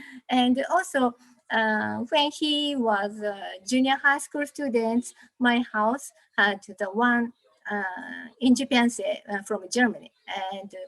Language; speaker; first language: English; non-native, learner; Japanese